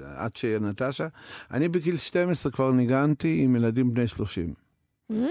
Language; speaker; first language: Hebrew; non-native, fluent; Russian